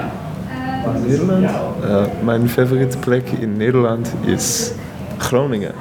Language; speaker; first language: Dutch; non-native, learner; English